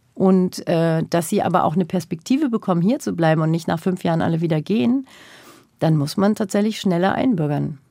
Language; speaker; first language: German; early bilingual, other home language; Turkish